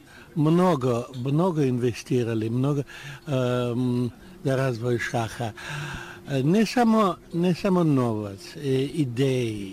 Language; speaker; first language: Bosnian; non-native, learner; Russian